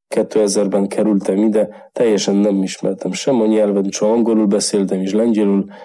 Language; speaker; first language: Hungarian; non-native, learner; Polish